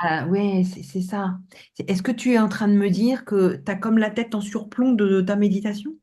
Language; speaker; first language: French; native; French